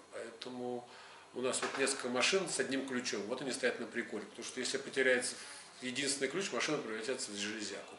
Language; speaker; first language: Russian; native; Russian